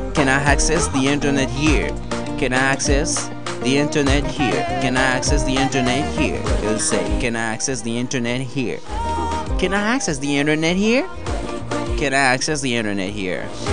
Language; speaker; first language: English; non-native, learner; Haitian Creole